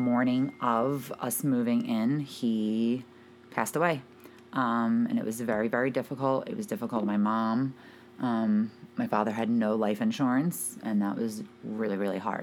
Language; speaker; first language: English; native; English